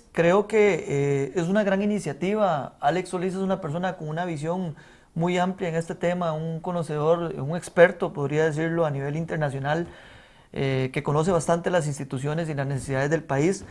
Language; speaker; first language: Spanish; native; Spanish